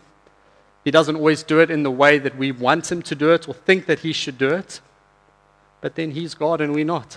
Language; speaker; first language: English; native; English